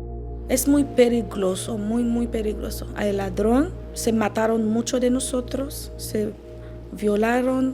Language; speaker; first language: Spanish; non-native, learner; Haitian Creole